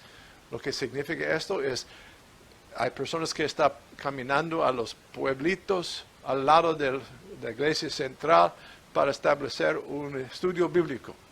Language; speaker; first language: Spanish; non-native, fluent; English